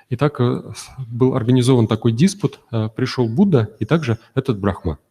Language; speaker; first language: Russian; native; Russian